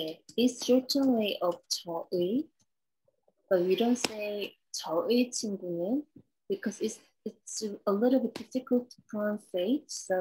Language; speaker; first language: English; non-native, learner; Korean